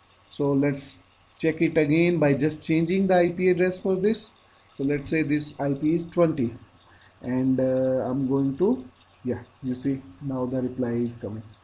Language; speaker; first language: English; non-native, local second language; Hindi